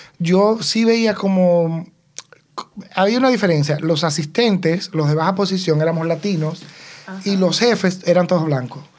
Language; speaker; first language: Spanish; native; Spanish